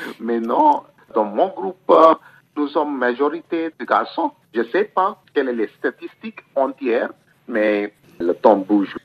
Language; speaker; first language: French; non-native, learner; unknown